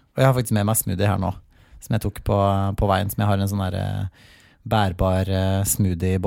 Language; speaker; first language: Norwegian; native; Norwegian